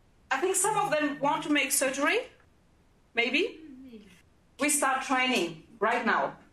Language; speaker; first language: English; non-native, fluent; Portuguese